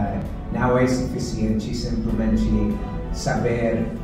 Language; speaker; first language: Portuguese; non-native, fluent; English